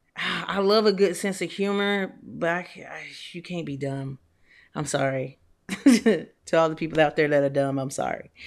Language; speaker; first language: English; native; English